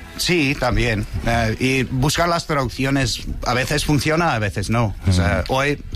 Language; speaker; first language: Spanish; non-native, fluent; English